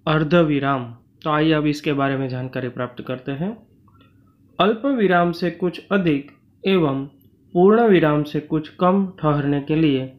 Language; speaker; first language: Hindi; non-native, local second language; Gujarati